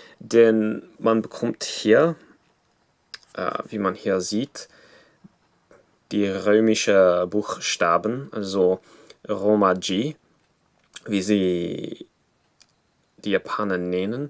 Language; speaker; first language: German; non-native, fluent; English